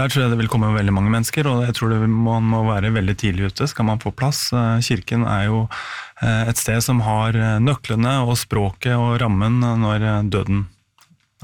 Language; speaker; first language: Norwegian; native; Norwegian